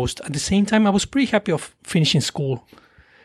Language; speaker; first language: English; non-native, fluent; Spanish